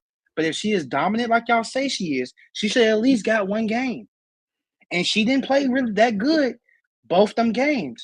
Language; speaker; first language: English; native; English